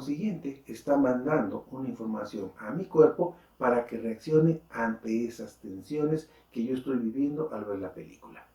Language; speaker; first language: Spanish; native; Spanish